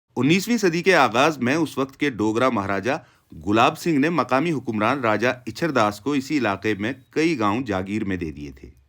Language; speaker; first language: Urdu; non-native, local second language; Kashmiri